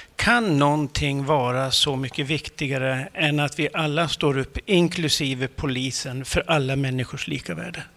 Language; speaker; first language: Swedish; native; Swedish